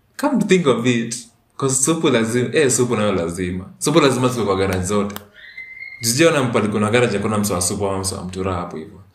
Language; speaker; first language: Swahili; native; Swahili